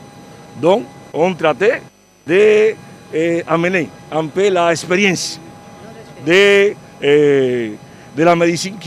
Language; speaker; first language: French; non-native, learner; Spanish